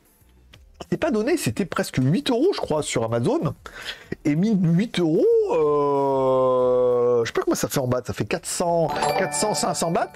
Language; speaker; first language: French; native; French